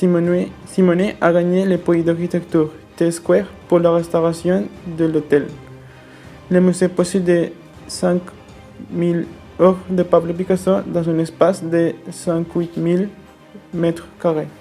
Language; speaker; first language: French; non-native, learner; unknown